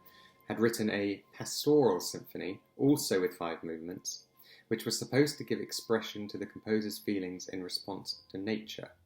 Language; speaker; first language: English; native; English